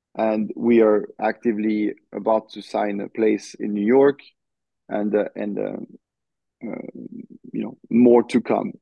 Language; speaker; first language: English; non-native, fluent; French